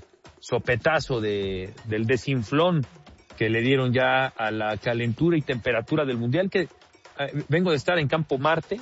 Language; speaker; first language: Spanish; native; Spanish